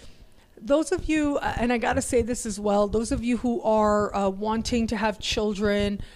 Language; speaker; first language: English; native; English